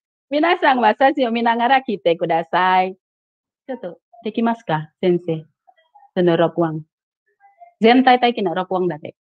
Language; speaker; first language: Japanese; non-native, fluent; Indonesian